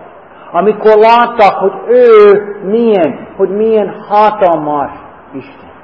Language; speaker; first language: Hungarian; non-native, fluent; English